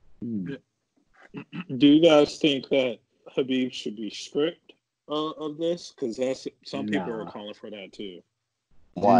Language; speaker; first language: English; native; English